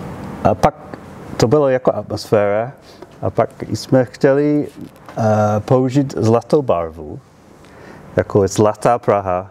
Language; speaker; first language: Czech; non-native, learner; English